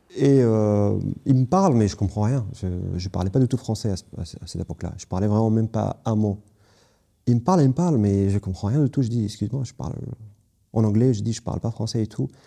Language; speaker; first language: French; non-native, fluent; Kurdish